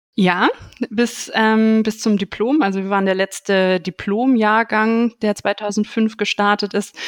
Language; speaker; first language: German; native; German